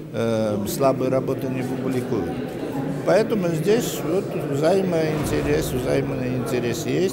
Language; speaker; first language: Russian; non-native, fluent; Armenian